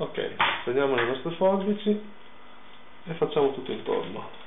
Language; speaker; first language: Italian; native; Italian